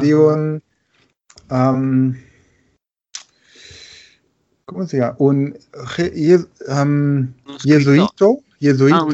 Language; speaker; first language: Italian; non-native, learner; German